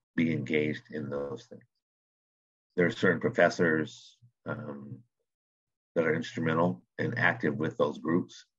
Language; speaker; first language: English; native; English